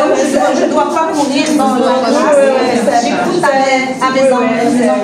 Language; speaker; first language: French; non-native, local second language; Arabic